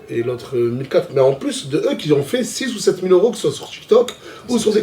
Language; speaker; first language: French; native; French